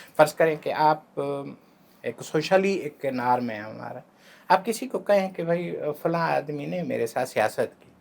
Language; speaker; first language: Urdu; non-native, local second language; Sindhi